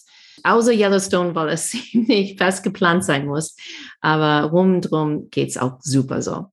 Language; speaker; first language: German; non-native, fluent; English